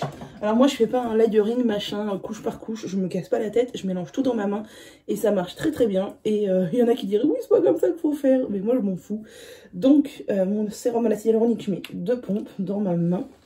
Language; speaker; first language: French; native; French